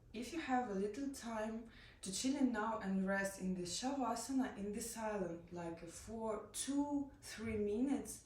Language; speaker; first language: English; non-native, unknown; Ukrainian